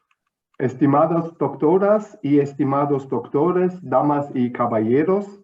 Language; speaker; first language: Spanish; non-native, fluent; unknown